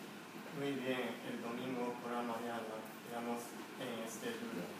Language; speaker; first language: Spanish; non-native, learner; Japanese